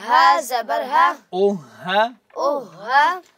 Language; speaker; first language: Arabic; non-native, learner; Urdu